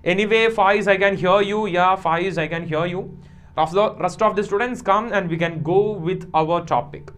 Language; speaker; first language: English; non-native, local second language; Malayalam